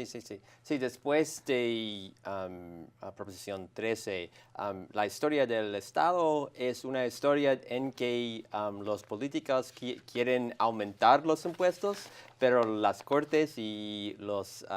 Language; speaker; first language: Spanish; non-native, learner; English